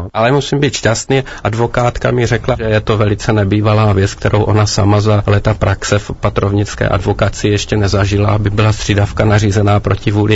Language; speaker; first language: Czech; native; Czech